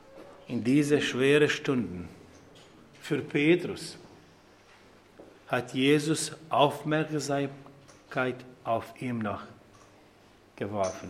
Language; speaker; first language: German; non-native, fluent; Croatian